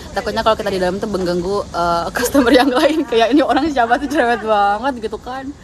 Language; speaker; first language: Indonesian; native; Indonesian